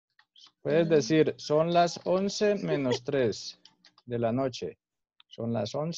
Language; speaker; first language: Spanish; native; Spanish